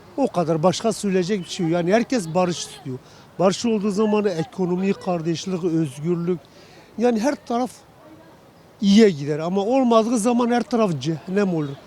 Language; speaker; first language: Turkish; non-native, local second language; Kurdish